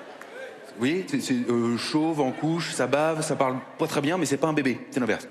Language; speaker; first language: French; native; French